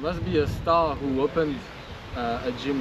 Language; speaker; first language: English; non-native, fluent; French